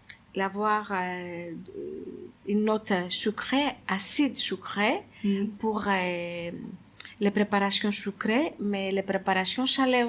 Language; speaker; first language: French; non-native, fluent; Greek